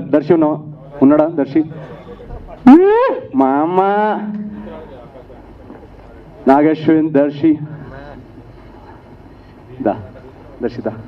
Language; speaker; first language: Telugu; native; Telugu